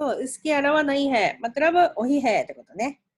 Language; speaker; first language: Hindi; non-native, fluent; Japanese